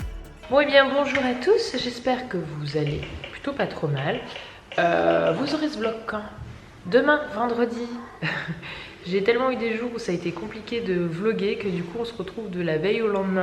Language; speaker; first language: French; native; French